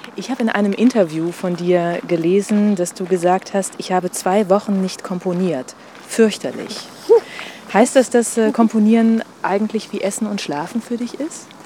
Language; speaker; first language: German; native; German